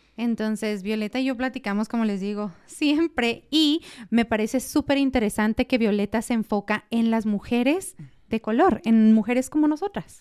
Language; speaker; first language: Spanish; native; Spanish